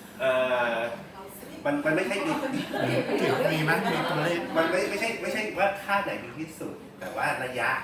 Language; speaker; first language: Thai; native; Thai